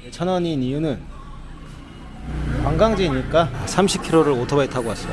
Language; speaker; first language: Korean; native; Korean